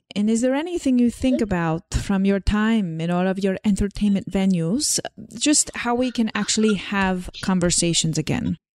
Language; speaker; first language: English; non-native, fluent; Slovenian